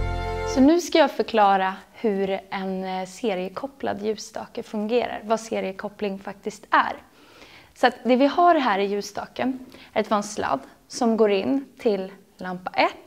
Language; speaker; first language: Swedish; native; Swedish